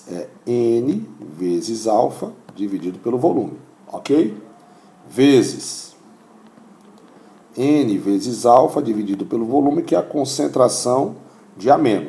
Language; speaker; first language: Portuguese; native; Portuguese